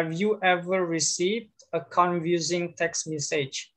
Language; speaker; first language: English; non-native, fluent; Indonesian